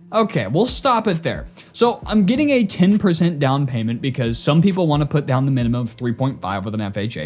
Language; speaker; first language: English; native; English